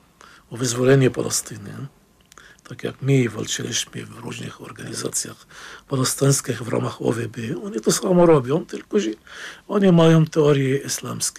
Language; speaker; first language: Polish; non-native, fluent; Arabic